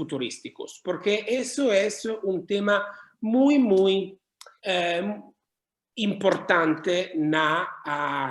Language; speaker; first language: Portuguese; non-native, learner; Italian